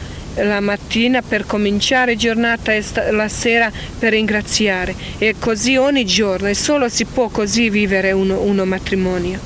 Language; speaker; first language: Italian; non-native, learner; Croatian